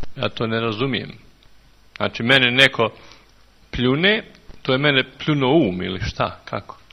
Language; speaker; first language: Serbian; native; Serbian